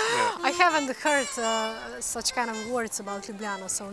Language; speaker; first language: English; non-native, fluent; Slovenian